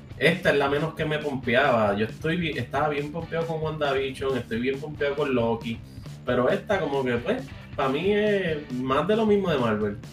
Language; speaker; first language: Spanish; native; Spanish